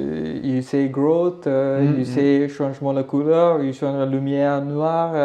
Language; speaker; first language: French; non-native, learner; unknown